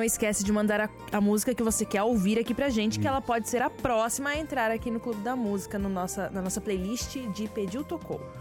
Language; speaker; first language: Portuguese; native; Portuguese